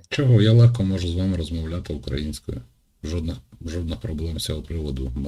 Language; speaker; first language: Ukrainian; non-native, local second language; Russian